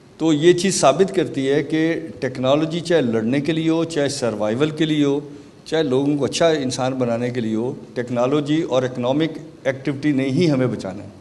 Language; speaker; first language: Urdu; non-native, local second language; Punjabi